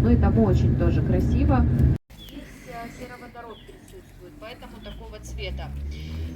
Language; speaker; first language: Russian; native; Russian